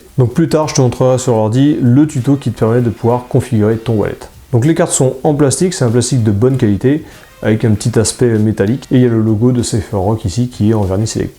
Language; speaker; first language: French; native; French